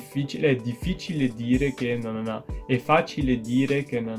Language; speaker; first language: Italian; non-native, fluent; French